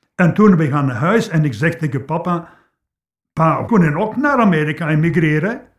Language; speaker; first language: Dutch; non-native, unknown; Polish